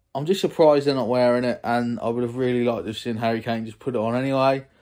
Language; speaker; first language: English; native; English